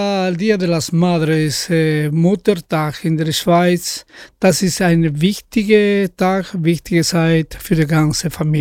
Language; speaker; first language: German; non-native, fluent; Spanish